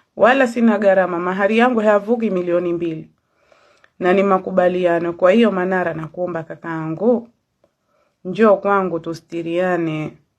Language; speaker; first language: Swahili; native; Swahili